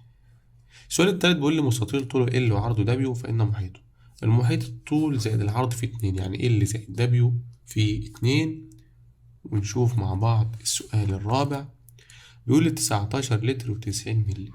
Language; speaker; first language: Arabic; native; Arabic